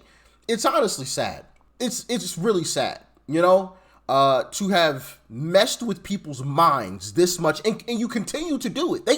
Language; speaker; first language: English; native; English